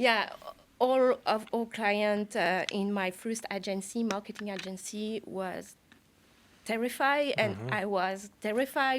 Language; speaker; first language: English; non-native, learner; French